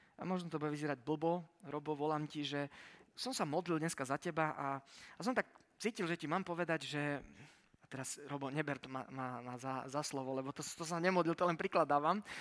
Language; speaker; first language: Slovak; early bilingual, heritage; Slovak